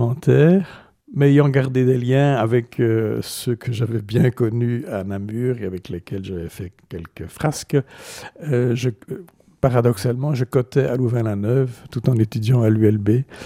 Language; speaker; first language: French; native; French